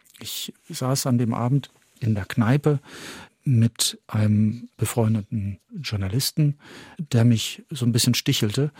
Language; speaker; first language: German; early bilingual, heritage; French